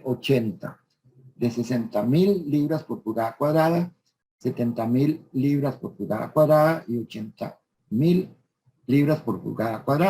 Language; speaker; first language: Spanish; native; Spanish